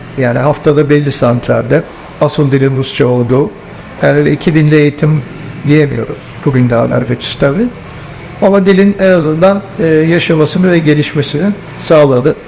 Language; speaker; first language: Turkish; native; Turkish